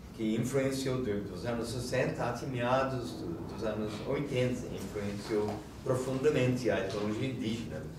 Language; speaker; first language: Portuguese; non-native, fluent; English